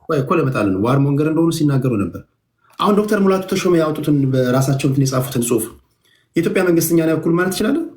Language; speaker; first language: Amharic; native; Amharic